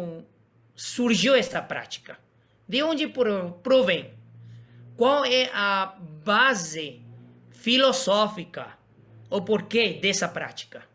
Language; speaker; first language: Portuguese; non-native, fluent; Spanish